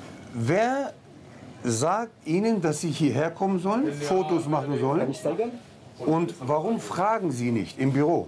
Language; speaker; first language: German; native; German